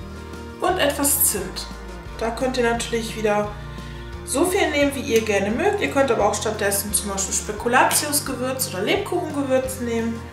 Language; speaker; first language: German; native; German